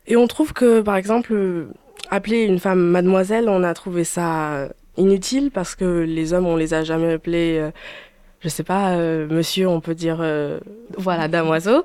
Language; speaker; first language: French; early bilingual, other home language; Chinese